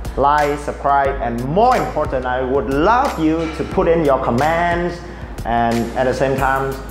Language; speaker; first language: English; non-native, fluent; Vietnamese